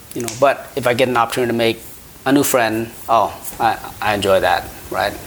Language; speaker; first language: English; early bilingual, other home language; Khmer